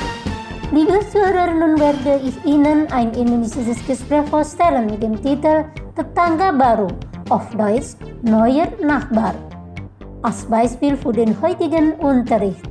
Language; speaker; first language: German; non-native, fluent; Indonesian